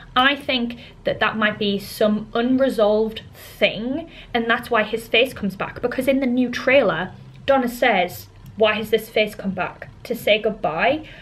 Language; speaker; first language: English; native; English